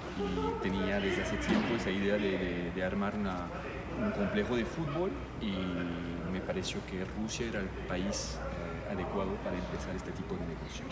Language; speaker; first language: Spanish; non-native, fluent; French